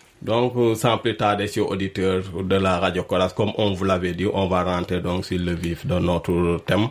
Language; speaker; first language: French; non-native, local second language; Wolof